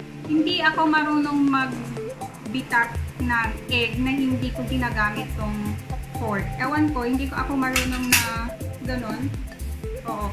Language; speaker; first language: Filipino; native; Filipino